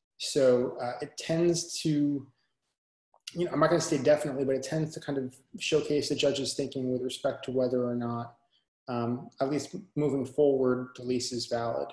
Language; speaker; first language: English; native; English